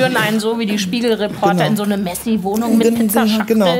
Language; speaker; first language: German; native; German